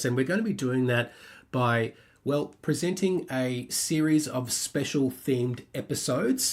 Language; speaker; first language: English; native; English